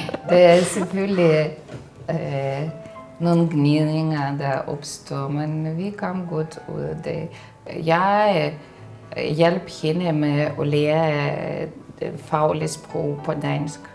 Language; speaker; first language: Danish; non-native, fluent; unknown